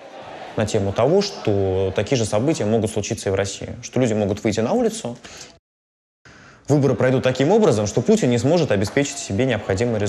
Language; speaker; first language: Russian; native; Russian